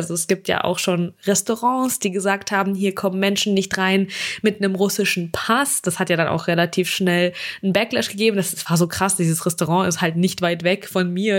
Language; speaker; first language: German; early bilingual, other home language; Russian